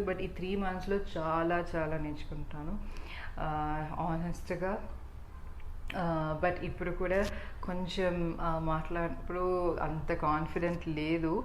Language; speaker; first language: Telugu; non-native, learner; Tamil